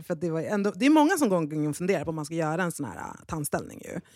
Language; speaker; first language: Swedish; native; Swedish